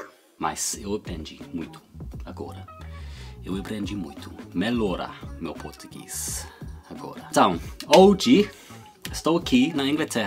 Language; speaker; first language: Portuguese; non-native, learner; English